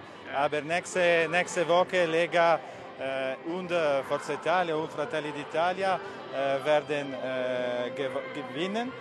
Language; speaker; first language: German; non-native, learner; Italian